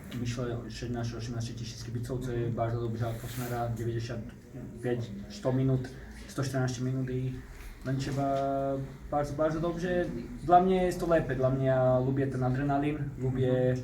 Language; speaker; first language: Polish; non-native, learner; Slovak